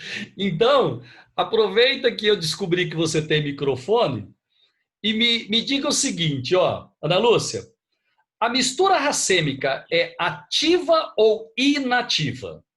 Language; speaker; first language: Portuguese; native; Portuguese